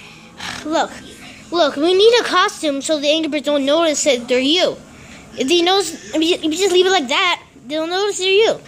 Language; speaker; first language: English; native; English